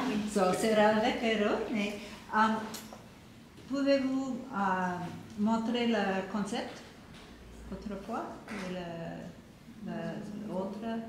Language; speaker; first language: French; non-native, learner; English